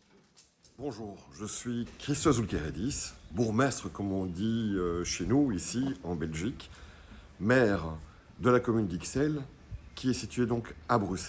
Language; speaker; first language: French; native; French